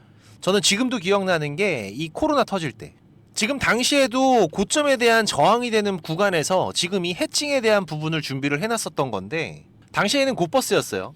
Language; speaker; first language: Korean; native; Korean